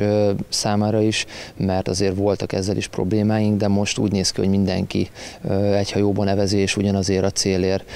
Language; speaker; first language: Hungarian; native; Hungarian